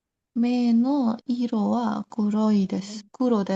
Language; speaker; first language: Japanese; non-native, learner; Indonesian